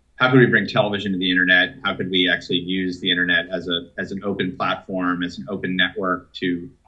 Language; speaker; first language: English; native; English